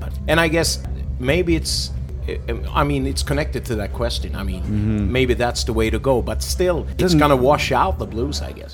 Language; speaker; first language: English; non-native, fluent; Swedish